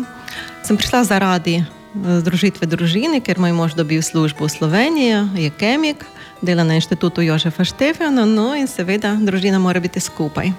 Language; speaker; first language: Slovenian; non-native, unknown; Ukrainian